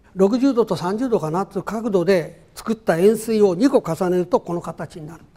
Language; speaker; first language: Japanese; native; Japanese